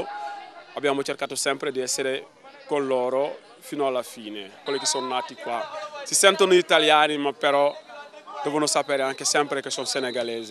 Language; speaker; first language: Italian; non-native, fluent; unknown